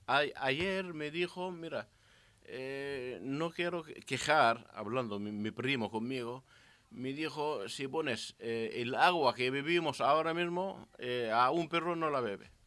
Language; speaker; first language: Spanish; non-native, learner; Arabic